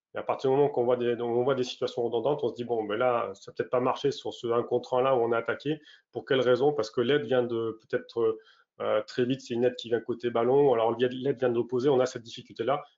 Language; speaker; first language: French; native; French